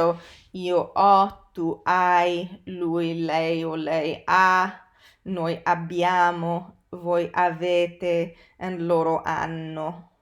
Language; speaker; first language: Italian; non-native, fluent; English